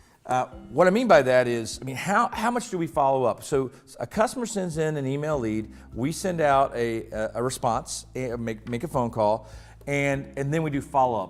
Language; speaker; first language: English; native; English